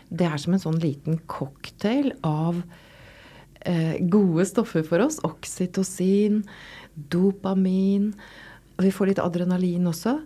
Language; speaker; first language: Norwegian; native; Norwegian